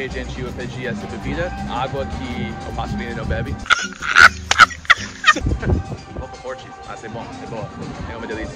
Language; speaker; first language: Portuguese; non-native, fluent; English